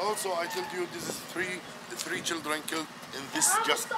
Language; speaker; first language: English; non-native, learner; Arabic